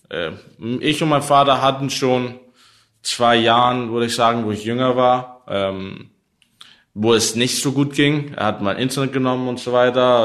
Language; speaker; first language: German; non-native, learner; Danish